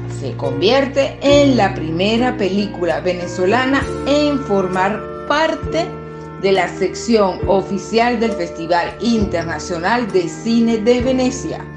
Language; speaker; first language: Spanish; native; Spanish